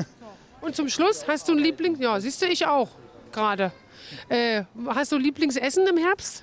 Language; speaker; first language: German; native; German